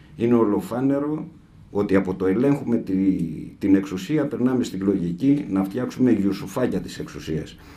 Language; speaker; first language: Greek; native; Greek